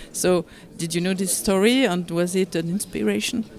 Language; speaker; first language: English; non-native, learner; French